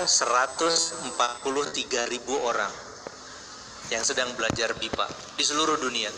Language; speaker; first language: Indonesian; native; Indonesian